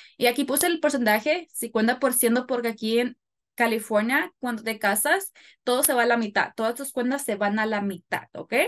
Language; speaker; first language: Spanish; early bilingual, heritage; Spanish